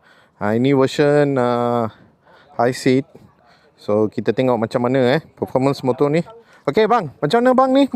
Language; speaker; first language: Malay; non-native, local second language; Tamil